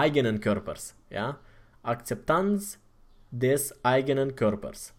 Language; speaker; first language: German; non-native, fluent; Romanian